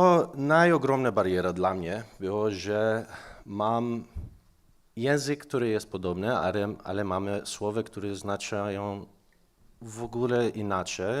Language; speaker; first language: Polish; non-native, learner; Macedonian